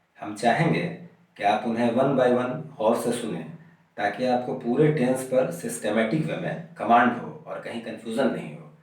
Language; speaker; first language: Hindi; native; Hindi